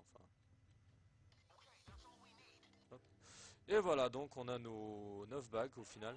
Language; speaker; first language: French; native; French